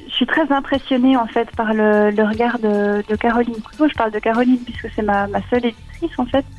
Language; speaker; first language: French; native; French